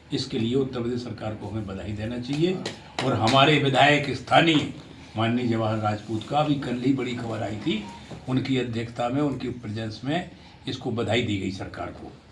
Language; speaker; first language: Hindi; native; Hindi